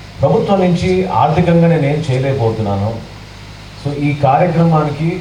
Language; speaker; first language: Telugu; native; Telugu